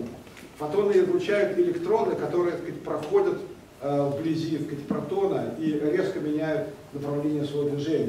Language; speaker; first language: Russian; native; Russian